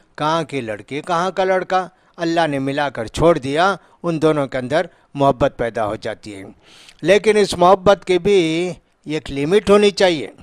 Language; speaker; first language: Urdu; native; Urdu